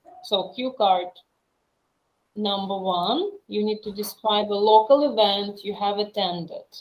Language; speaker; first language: English; non-native, fluent; Russian